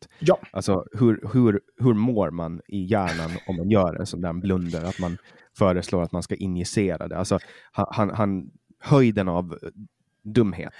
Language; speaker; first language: Swedish; native; Swedish